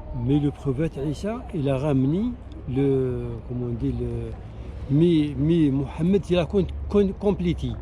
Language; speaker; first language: French; non-native, learner; Arabic